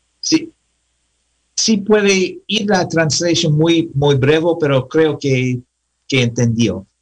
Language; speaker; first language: Spanish; non-native, learner; English